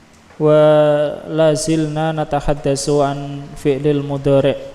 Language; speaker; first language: Arabic; non-native, fluent; Indonesian